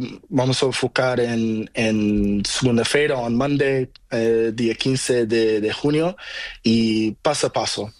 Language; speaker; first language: Spanish; non-native, learner; Portuguese